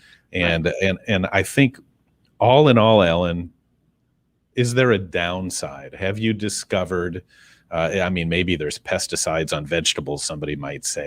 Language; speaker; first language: English; native; English